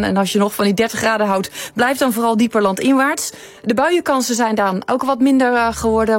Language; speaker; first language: Dutch; native; Dutch